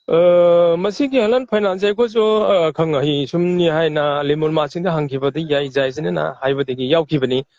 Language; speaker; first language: Manipuri; native; Manipuri